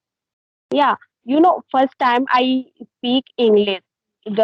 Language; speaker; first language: English; non-native, learner; Hindi